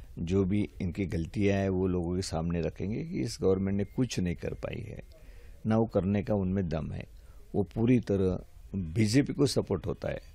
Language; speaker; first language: Hindi; non-native, local second language; Marathi